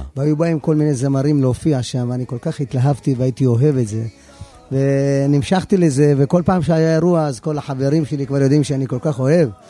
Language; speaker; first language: Hebrew; native; Hebrew